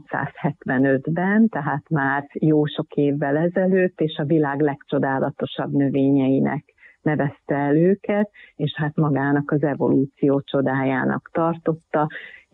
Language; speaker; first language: Hungarian; native; Hungarian